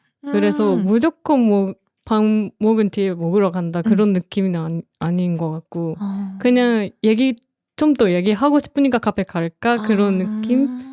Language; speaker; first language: Korean; non-native, fluent; Japanese